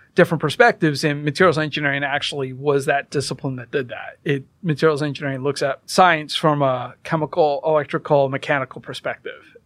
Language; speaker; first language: English; early bilingual, other home language; Hindi